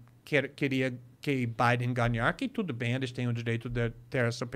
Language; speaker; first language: Portuguese; non-native, fluent; English